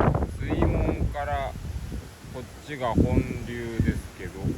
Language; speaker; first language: Japanese; native; Japanese